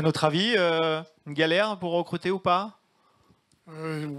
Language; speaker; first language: French; native; French